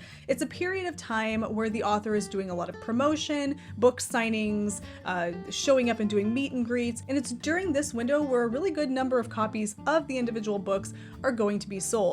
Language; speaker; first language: English; native; English